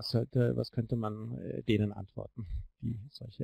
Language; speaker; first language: German; native; German